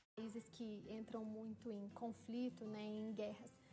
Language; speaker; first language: Portuguese; native; Portuguese